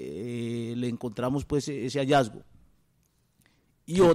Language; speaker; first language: Spanish; native; Spanish